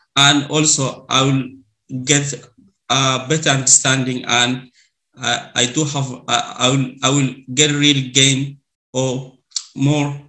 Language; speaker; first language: English; non-native, learner; Arabic